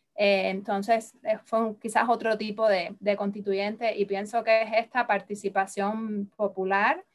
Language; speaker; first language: Spanish; native; Spanish